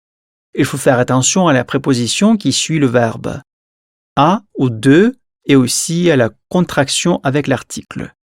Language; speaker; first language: French; non-native, fluent; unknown